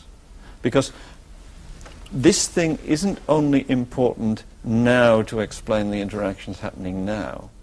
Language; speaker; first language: English; native; English